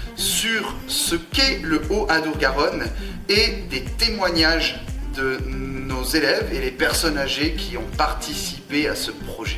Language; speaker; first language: French; native; French